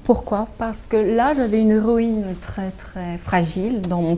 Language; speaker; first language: French; native; French